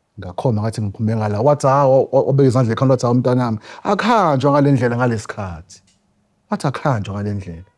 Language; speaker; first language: Zulu; native; Zulu